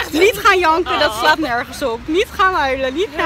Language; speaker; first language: Dutch; native; Dutch